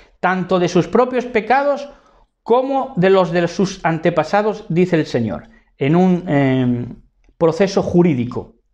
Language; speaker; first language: Spanish; native; Spanish